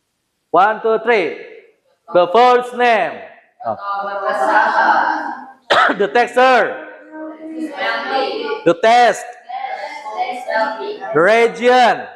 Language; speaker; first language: English; non-native, learner; Indonesian